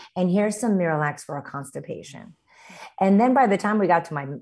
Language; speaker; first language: English; early bilingual, other home language; Romanian